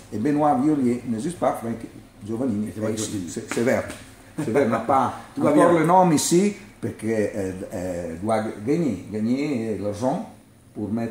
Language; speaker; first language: French; non-native, learner; Italian